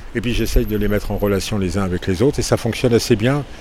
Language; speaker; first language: French; native; French